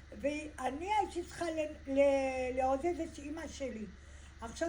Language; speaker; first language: Hebrew; early bilingual, other home language; Arabic